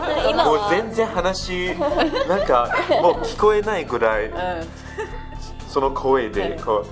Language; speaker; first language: Japanese; non-native, fluent; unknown